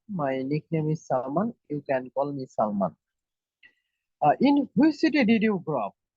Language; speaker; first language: English; non-native, learner; Bangla